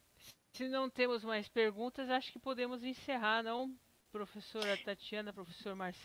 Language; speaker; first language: French; non-native, learner; Portuguese